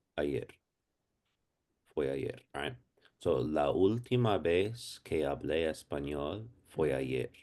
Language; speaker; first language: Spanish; non-native, fluent; English